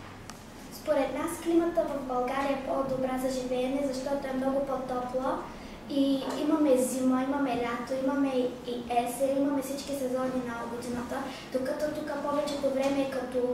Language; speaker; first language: Bulgarian; early bilingual, other home language; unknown